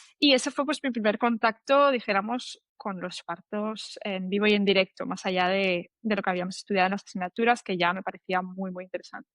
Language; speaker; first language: Spanish; native; Spanish